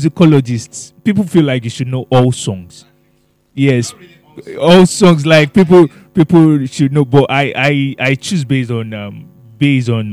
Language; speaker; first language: English; non-native, local second language; Yoruba